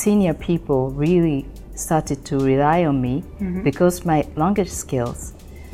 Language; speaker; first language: English; non-native, fluent; Japanese